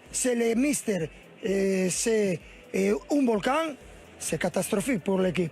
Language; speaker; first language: French; non-native, learner; Spanish